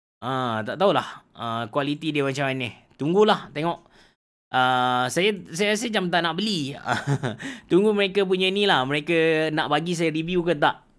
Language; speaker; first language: Malay; native; Malay